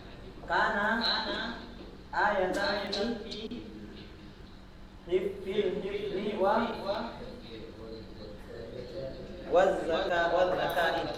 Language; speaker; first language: Arabic; non-native, fluent; Indonesian